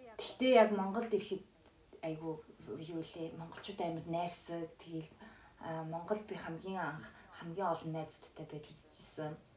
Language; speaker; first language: Mongolian; early bilingual, heritage; Mongolian